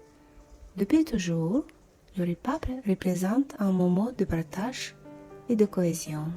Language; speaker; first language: French; non-native, fluent; Russian